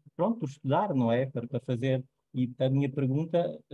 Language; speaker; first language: Portuguese; native; Portuguese